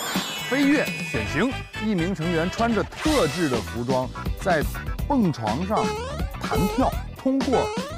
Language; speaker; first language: Chinese; native; Chinese